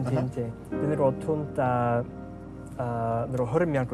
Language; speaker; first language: Mongolian; non-native, learner; English